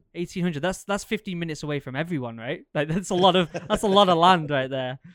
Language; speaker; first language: English; native; English